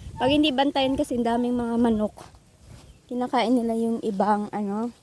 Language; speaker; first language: Filipino; non-native, local second language; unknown